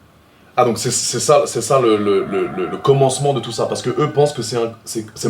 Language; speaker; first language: French; native; French